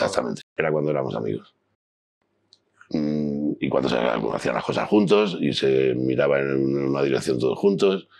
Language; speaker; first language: Spanish; native; Spanish